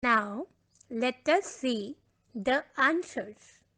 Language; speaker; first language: English; non-native, local second language; Punjabi